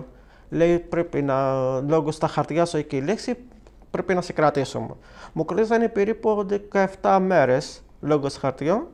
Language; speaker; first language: Greek; non-native, fluent; Arabic